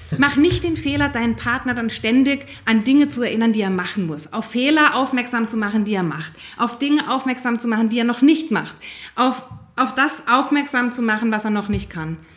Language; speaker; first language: German; native; German